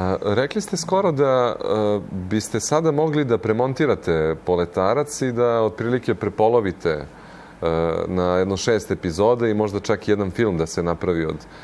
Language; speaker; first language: Croatian; native; Croatian